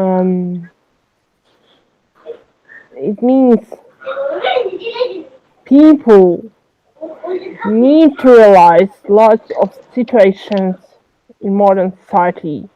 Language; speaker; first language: English; non-native, learner; French